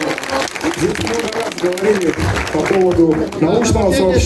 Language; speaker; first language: Russian; native; Russian